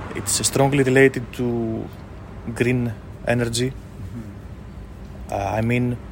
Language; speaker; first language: English; non-native, fluent; Greek